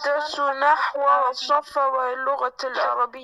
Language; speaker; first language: Arabic; non-native, learner; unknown